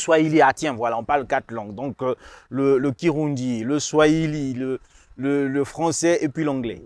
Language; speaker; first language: French; non-native, local second language; Rundi